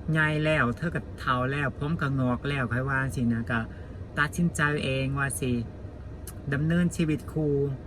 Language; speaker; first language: Thai; native; Thai